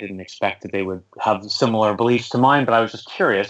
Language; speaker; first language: English; native; English